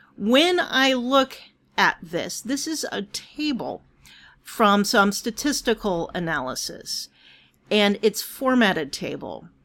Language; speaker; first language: English; native; English